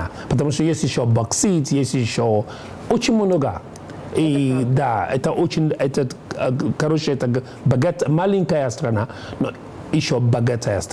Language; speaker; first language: Russian; non-native, learner; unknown